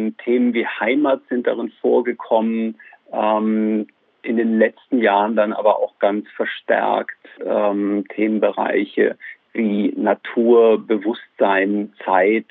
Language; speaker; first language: German; native; German